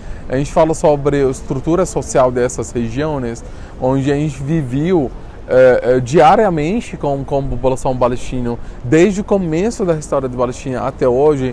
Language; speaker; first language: Portuguese; non-native, fluent; Arabic